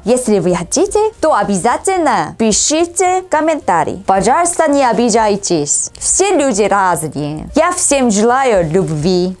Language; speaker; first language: Russian; non-native, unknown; Korean